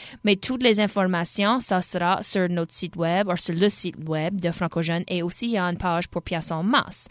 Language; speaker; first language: French; native; French